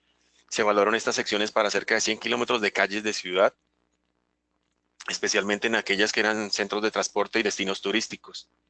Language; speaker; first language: Spanish; native; Spanish